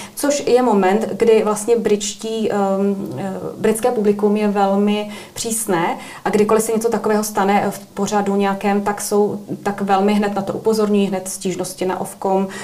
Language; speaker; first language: Czech; native; Czech